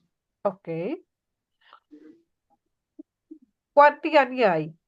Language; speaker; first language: Italian; non-native, fluent; Punjabi